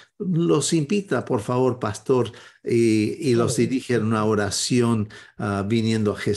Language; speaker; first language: Spanish; non-native, fluent; English